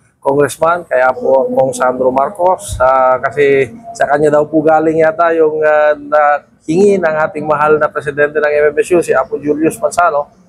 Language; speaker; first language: Filipino; non-native, local second language; Iloko